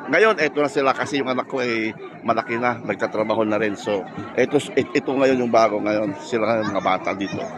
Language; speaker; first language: Filipino; native; Filipino